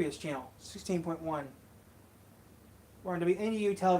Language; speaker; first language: English; native; English